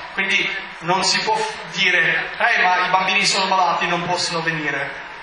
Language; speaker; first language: Italian; non-native, fluent; English